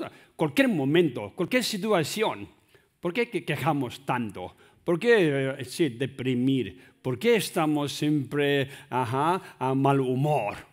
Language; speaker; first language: Spanish; non-native, learner; Tibetan